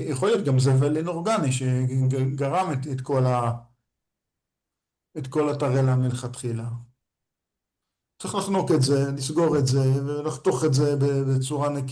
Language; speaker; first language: Hebrew; native; Hebrew